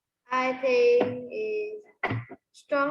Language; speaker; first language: English; non-native, learner; Vietnamese